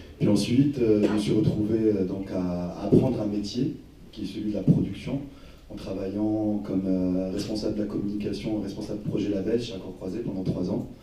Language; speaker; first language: French; non-native, local second language; Arabic